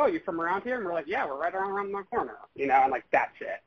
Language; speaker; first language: English; native; English